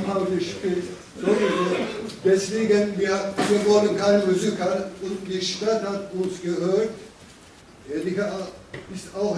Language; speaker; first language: German; non-native, learner; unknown